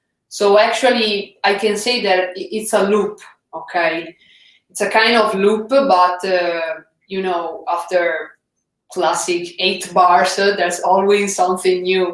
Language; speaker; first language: English; non-native, fluent; Italian